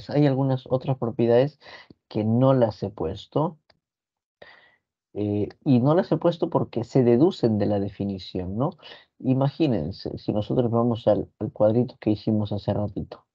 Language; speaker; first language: Spanish; native; Spanish